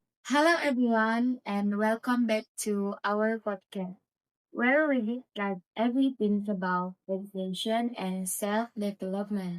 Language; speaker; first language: English; non-native, learner; Indonesian